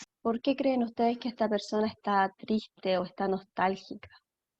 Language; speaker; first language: Spanish; native; Spanish